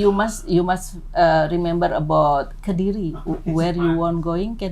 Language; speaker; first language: English; non-native, learner; Indonesian